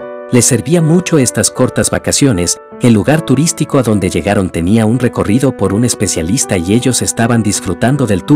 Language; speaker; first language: Spanish; native; Spanish